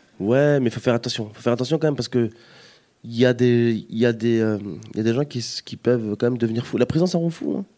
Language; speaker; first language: French; native; French